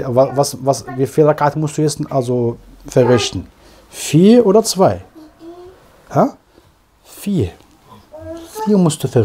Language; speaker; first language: German; non-native, fluent; Arabic